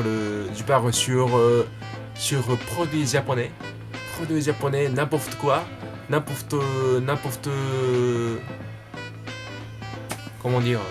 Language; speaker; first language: French; non-native, learner; Japanese